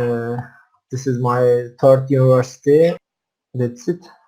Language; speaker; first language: English; non-native, learner; Turkish